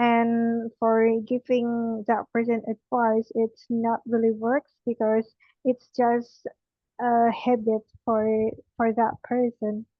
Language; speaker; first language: English; non-native, learner; Indonesian